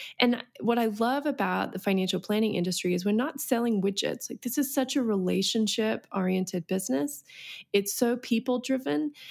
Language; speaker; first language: English; native; English